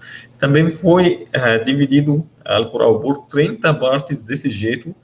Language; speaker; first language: Portuguese; non-native, learner; Arabic